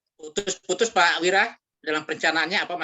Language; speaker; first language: Indonesian; native; Indonesian